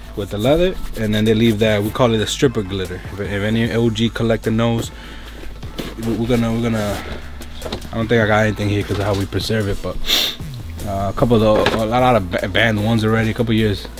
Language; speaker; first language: English; early bilingual, other home language; Spanish